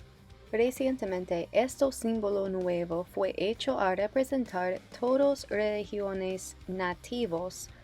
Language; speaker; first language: Spanish; non-native, learner; English